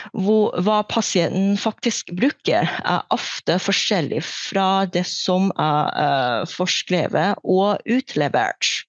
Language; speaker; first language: Norwegian; non-native, fluent; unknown